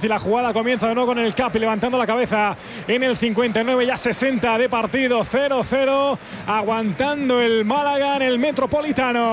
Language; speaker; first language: Spanish; native; Spanish